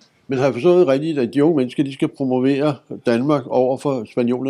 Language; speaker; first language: Danish; native; Danish